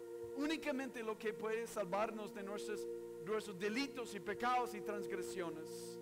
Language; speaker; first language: Spanish; non-native, fluent; English